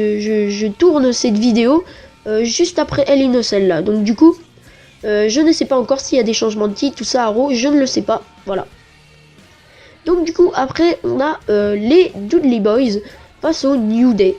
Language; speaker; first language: French; native; French